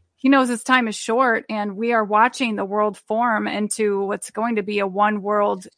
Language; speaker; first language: English; native; English